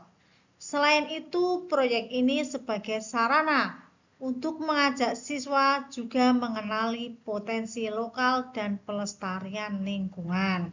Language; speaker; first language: Indonesian; native; Indonesian